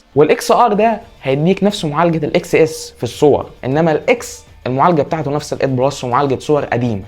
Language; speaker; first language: Arabic; native; Arabic